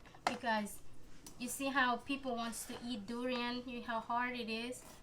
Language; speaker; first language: English; non-native, learner; Thai